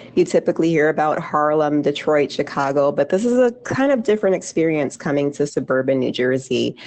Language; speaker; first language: English; native; English